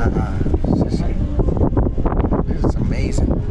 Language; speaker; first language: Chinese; non-native, learner; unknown